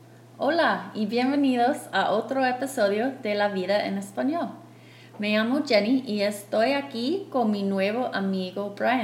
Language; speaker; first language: Spanish; non-native, fluent; English